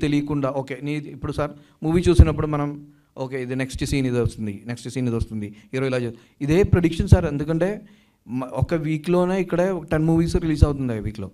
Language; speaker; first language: Telugu; non-native, learner; Malayalam